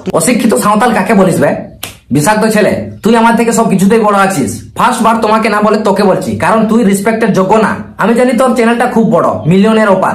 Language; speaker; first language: Bangla; non-native, local second language; Santali